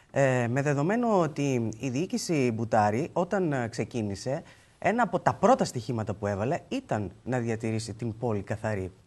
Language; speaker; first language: Greek; native; Greek